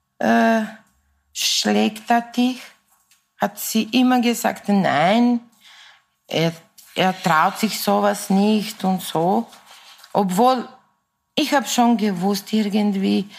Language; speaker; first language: German; non-native, fluent; Serbian